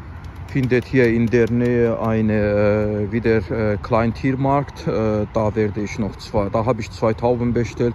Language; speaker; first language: German; non-native, fluent; Azerbaijani